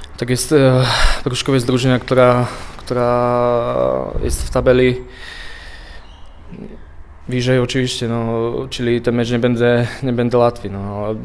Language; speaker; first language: Polish; non-native, learner; Slovak